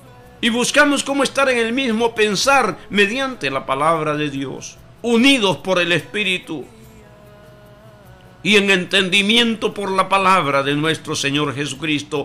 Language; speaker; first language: Spanish; native; Spanish